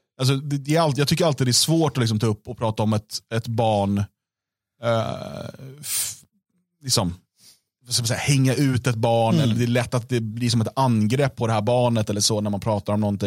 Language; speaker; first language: Swedish; native; Swedish